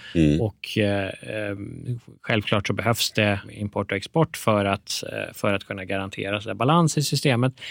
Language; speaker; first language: Swedish; early bilingual, other home language; Persian